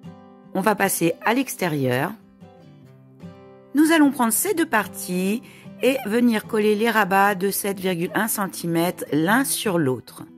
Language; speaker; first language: French; native; French